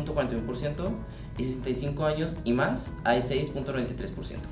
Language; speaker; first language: Spanish; native; Spanish